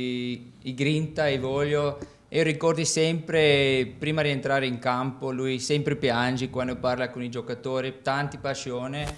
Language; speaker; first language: Italian; non-native, learner; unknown